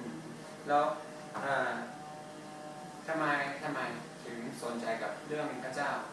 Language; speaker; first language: Thai; non-native, fluent; English